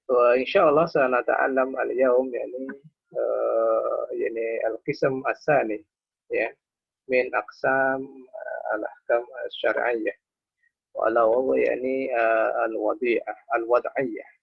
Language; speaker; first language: Arabic; non-native, fluent; Indonesian